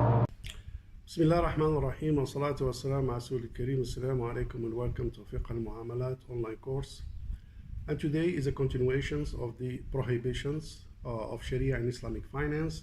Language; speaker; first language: English; non-native, fluent; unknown